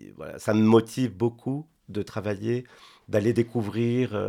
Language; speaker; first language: French; non-native, fluent; Spanish